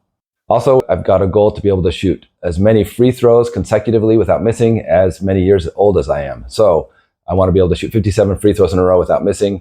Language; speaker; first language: English; native; English